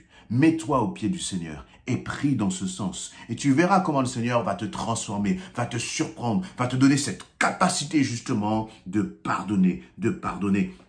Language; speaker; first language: French; native; French